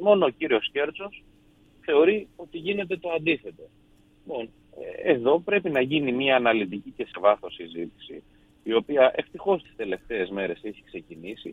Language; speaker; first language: Greek; native; Greek